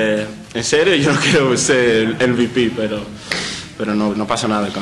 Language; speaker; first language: Spanish; non-native, fluent; English